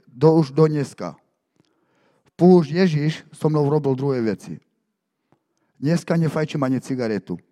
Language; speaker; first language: Slovak; non-native, local second language; Romany